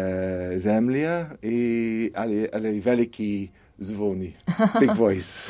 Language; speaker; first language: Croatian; non-native, learner; English